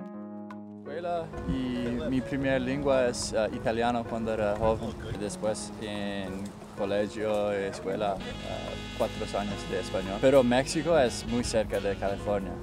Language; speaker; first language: Spanish; non-native, learner; Italian